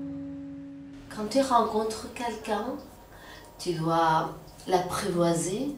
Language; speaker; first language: French; non-native, fluent; Spanish